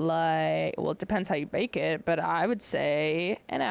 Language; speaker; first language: English; native; English